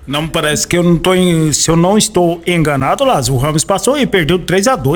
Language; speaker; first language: Portuguese; native; Portuguese